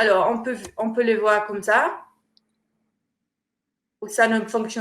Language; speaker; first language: French; non-native, fluent; English